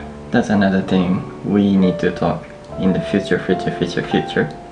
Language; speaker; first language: English; non-native, fluent; Japanese